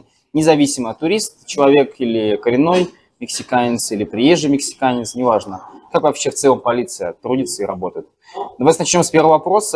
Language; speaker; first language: Russian; native; Russian